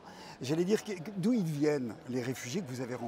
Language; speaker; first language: French; native; French